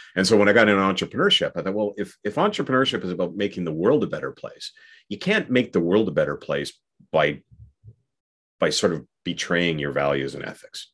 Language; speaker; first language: English; native; English